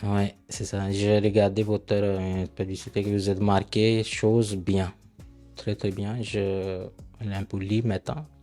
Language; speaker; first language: French; non-native, learner; Punjabi